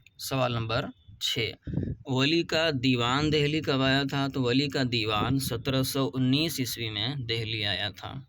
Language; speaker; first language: Urdu; native; Urdu